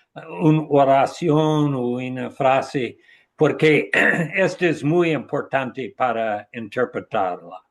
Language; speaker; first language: Spanish; non-native, learner; English